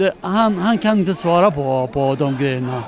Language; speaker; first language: Swedish; non-native, learner; Persian